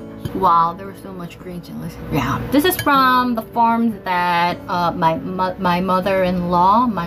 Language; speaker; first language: English; non-native, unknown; Korean